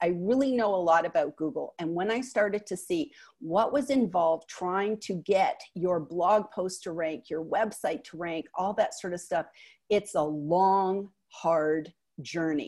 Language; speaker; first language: English; native; English